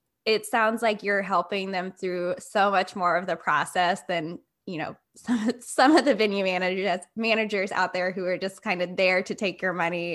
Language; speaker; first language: English; native; English